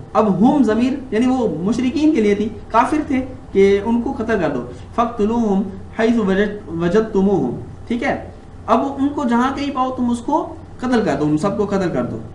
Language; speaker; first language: Urdu; native; Urdu